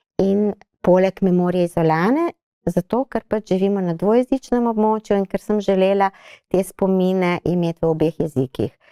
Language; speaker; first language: Slovenian; native; Slovenian